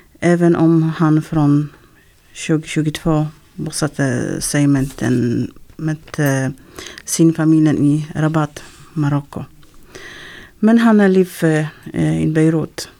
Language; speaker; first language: Swedish; non-native, learner; Arabic